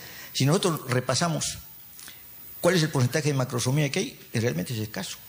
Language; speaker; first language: Spanish; native; Spanish